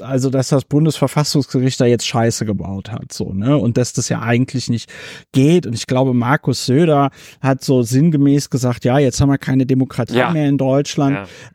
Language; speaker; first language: German; native; German